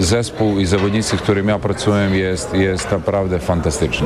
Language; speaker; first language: Polish; non-native, fluent; Serbian